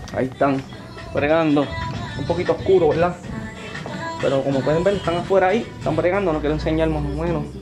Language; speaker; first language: Spanish; native; Spanish